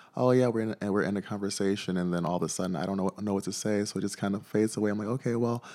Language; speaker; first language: English; native; English